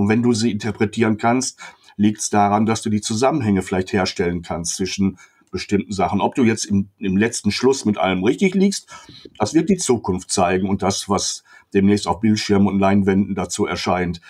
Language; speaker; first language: German; native; German